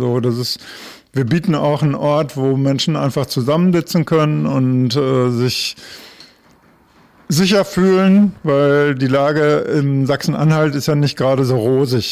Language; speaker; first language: German; native; German